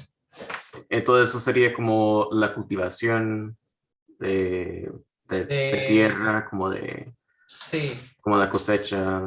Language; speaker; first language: Spanish; non-native, fluent; English